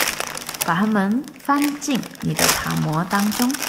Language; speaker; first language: Chinese; native; Chinese